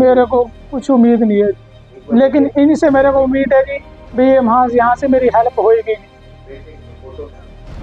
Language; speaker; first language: Hindi; native; Hindi